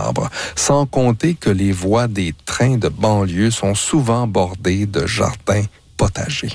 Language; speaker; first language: French; native; French